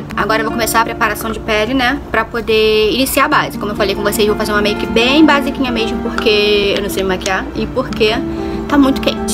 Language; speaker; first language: Portuguese; native; Portuguese